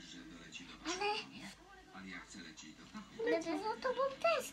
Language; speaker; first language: Polish; early bilingual, other home language; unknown